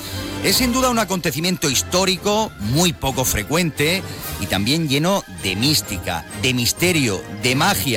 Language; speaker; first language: Spanish; native; Spanish